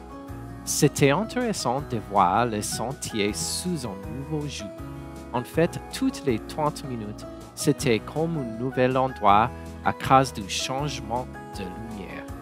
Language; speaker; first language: French; non-native, learner; English